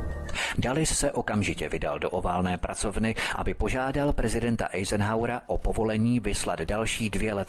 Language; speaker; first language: Czech; native; Czech